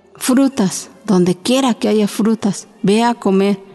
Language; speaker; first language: Spanish; non-native, local second language; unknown